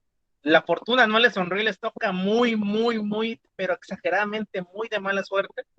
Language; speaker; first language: Spanish; native; Spanish